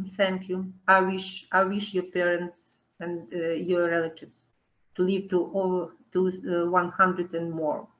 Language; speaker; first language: English; non-native, learner; Ukrainian